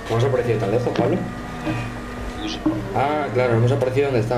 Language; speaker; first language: Spanish; native; Spanish